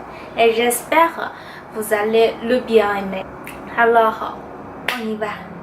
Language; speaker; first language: French; non-native, fluent; Chinese